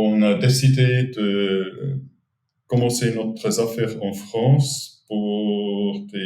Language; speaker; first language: French; non-native, fluent; German